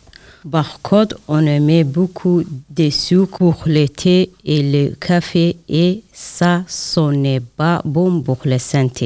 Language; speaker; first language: French; non-native, learner; Somali